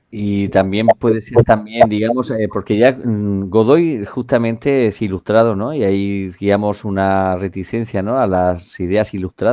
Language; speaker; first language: Spanish; native; Spanish